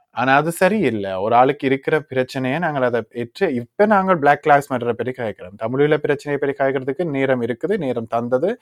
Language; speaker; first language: Tamil; early bilingual, heritage; Tamil